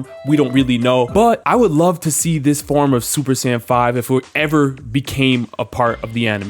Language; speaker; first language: English; native; English